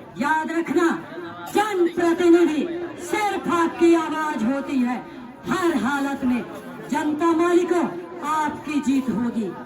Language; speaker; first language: Hindi; native; Hindi